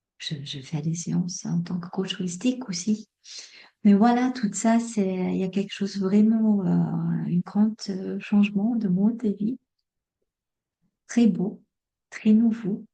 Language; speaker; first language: French; non-native, fluent; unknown